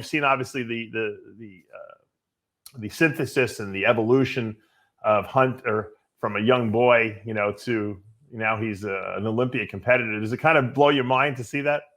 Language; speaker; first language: English; native; English